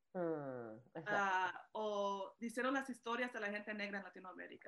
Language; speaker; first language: Spanish; early bilingual, heritage; Spanish